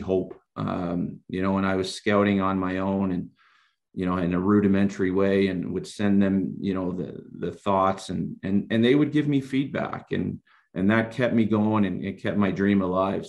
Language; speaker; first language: English; native; English